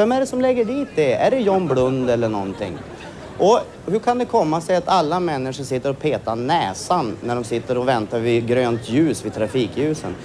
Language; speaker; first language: Swedish; native; Swedish